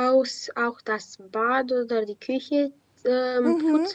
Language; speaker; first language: German; non-native, learner; Romanian